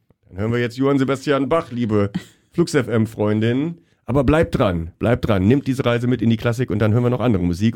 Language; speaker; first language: German; native; German